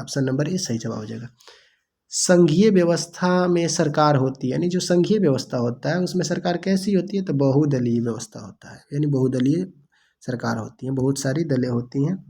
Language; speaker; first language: Hindi; non-native, local second language; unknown